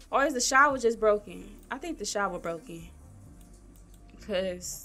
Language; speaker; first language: English; native; English